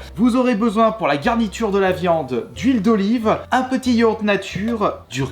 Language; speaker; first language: French; native; French